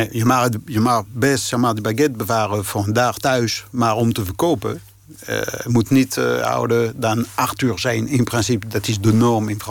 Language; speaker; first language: Dutch; non-native, fluent; French